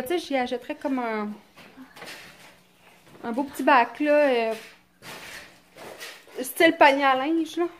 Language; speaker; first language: French; native; French